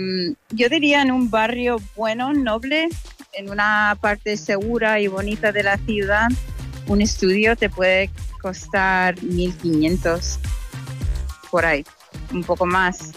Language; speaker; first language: Spanish; non-native, fluent; English